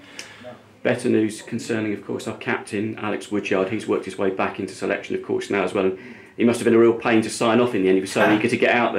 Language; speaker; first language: English; native; English